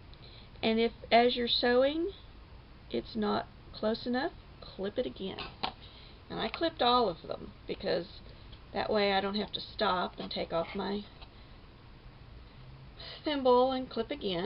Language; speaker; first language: English; native; English